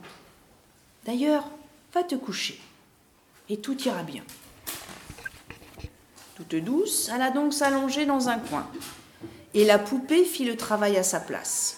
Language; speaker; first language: French; native; French